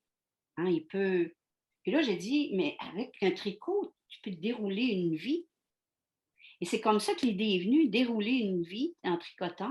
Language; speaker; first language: French; native; French